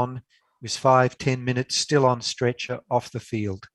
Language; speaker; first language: English; native; English